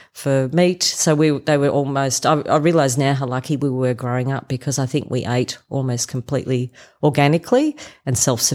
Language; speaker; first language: English; non-native, local second language; German